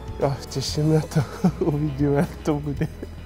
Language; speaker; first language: Czech; non-native, learner; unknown